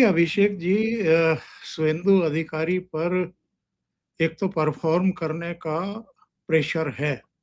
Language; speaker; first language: Hindi; native; Hindi